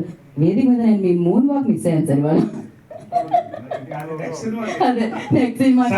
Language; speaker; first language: Telugu; native; Telugu